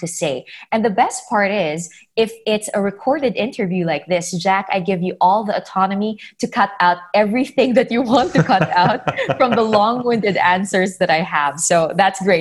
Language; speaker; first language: English; non-native, local second language; Filipino